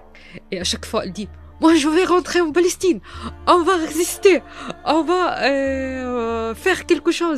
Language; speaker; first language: French; non-native, fluent; Arabic